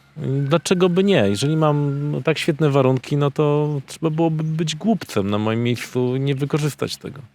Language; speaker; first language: Polish; native; Polish